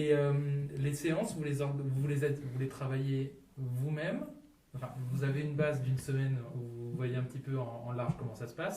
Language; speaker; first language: French; native; French